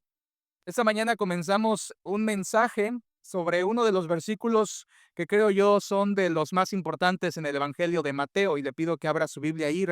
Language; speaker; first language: Spanish; native; Spanish